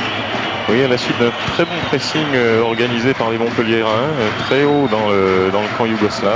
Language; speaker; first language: French; native; French